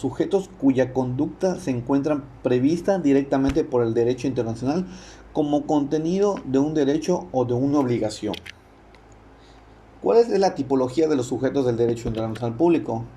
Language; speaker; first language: Spanish; native; Spanish